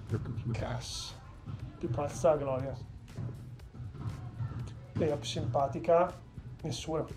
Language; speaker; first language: Italian; native; Italian